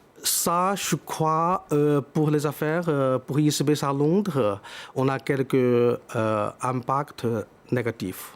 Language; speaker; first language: French; non-native, fluent; Chinese